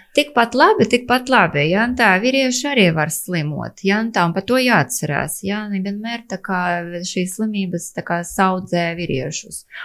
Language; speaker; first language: Latvian; non-native, local second language; Russian